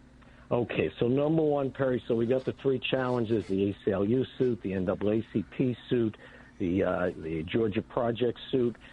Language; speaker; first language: English; native; English